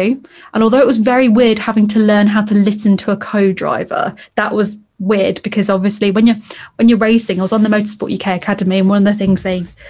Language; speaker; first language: English; native; English